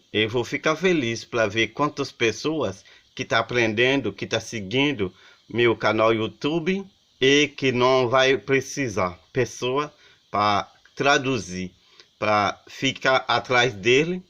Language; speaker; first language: Portuguese; non-native, learner; Haitian Creole